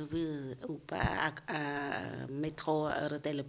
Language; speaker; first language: French; non-native, learner; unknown